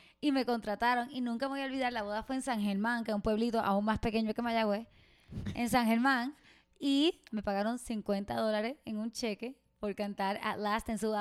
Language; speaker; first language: Spanish; native; Spanish